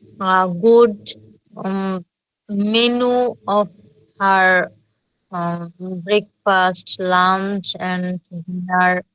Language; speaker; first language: English; non-native, learner; Bangla